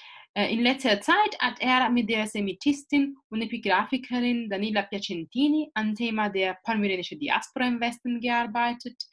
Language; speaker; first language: German; non-native, fluent; Italian